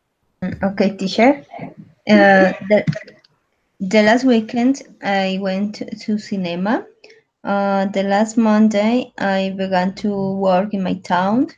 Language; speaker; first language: English; non-native, learner; Spanish